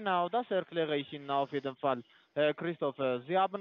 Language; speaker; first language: German; non-native, fluent; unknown